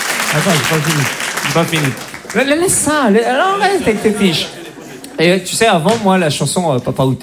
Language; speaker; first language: French; native; French